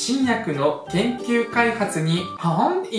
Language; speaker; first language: Japanese; early bilingual, other home language; Russian